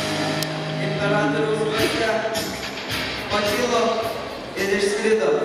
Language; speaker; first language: Lithuanian; native; Lithuanian